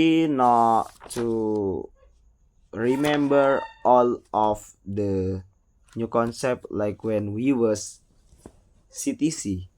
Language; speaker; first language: English; non-native, learner; Indonesian